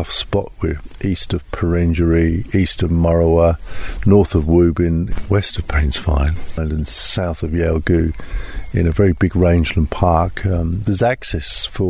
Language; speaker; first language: English; native; English